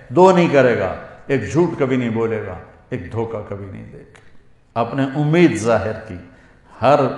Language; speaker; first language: Urdu; non-native, local second language; Punjabi